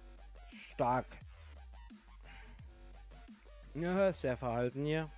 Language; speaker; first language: German; native; German